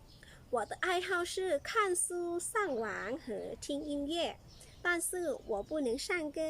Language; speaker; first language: Chinese; non-native, learner; Lao